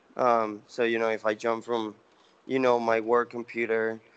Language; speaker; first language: English; non-native, fluent; Spanish